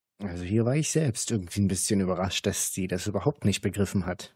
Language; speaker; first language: German; native; German